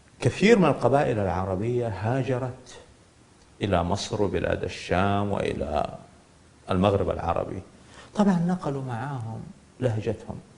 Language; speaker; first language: Arabic; native; Arabic